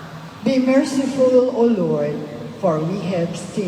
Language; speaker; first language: English; non-native, local second language; Filipino